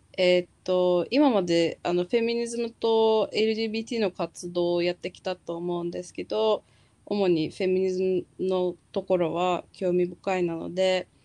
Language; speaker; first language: Japanese; non-native, fluent; Turkish